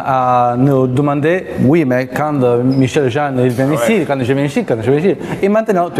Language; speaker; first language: French; non-native, learner; Italian